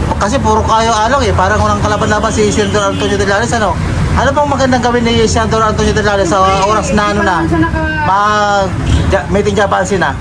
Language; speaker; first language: Filipino; native; Filipino